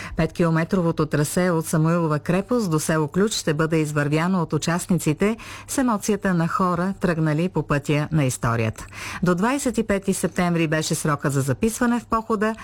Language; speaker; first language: Bulgarian; native; Bulgarian